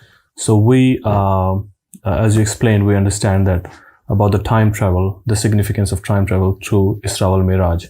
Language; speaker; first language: English; non-native, local second language; Urdu